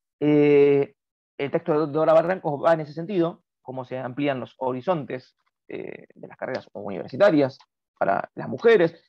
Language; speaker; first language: Spanish; native; Spanish